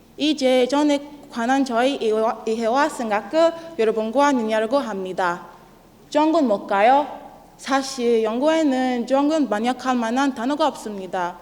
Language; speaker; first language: Korean; non-native, learner; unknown